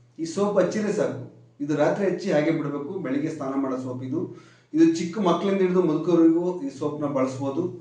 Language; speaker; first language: Kannada; native; Kannada